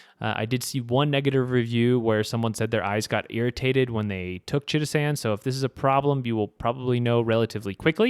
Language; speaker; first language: English; native; English